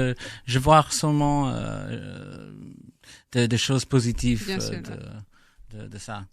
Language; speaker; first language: French; non-native, learner; English